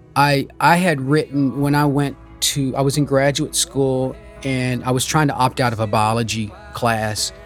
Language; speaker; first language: English; early bilingual, other home language; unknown